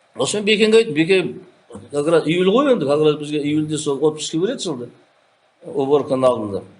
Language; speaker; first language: Russian; non-native, local second language; Kazakh